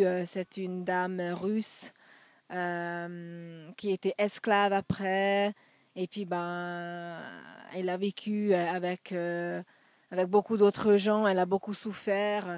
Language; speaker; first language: French; non-native, fluent; Hungarian